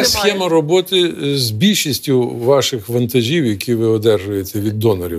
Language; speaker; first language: Ukrainian; native; Ukrainian